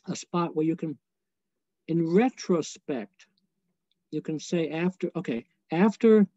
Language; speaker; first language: English; native; English